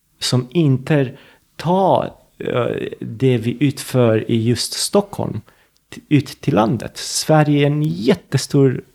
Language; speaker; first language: Swedish; non-native, fluent; Romanian